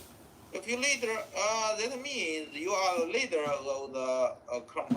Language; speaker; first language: English; non-native, learner; Chinese